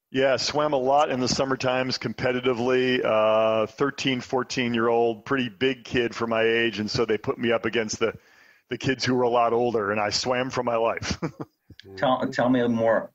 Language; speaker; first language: English; native; English